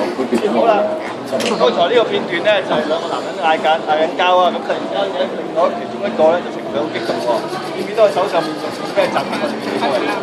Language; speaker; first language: Cantonese; native; Cantonese